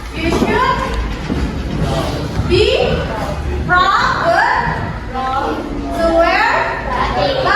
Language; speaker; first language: English; non-native, learner; Indonesian